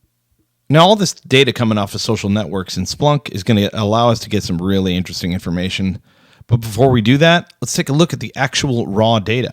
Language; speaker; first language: English; native; English